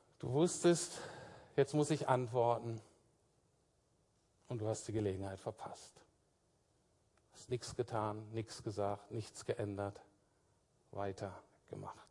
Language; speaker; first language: German; native; German